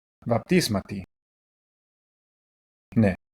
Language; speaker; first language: Greek; non-native, learner; English